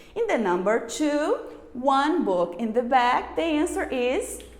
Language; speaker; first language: English; non-native, fluent; Portuguese